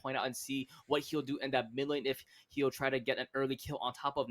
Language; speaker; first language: English; native; English